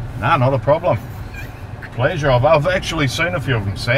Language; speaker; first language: English; native; English